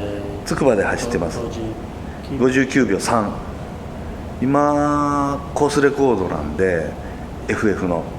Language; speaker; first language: Japanese; native; Japanese